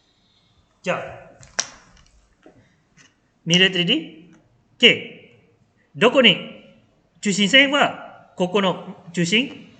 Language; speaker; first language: Japanese; non-native, fluent; Malay